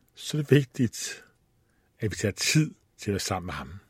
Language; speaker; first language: Danish; native; Danish